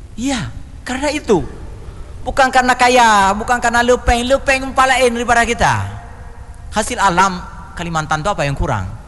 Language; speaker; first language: Indonesian; non-native, local second language; Achinese